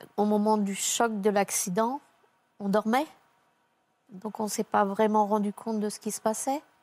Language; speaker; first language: French; native; French